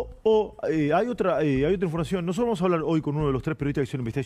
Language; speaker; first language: Spanish; native; Spanish